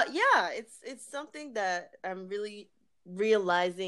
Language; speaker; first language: English; non-native, local second language; Igbo